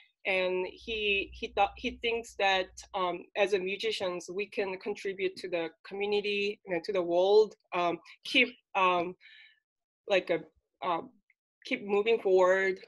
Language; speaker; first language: English; non-native, fluent; Korean